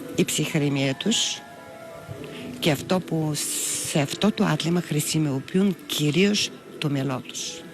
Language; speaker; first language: Greek; non-native, fluent; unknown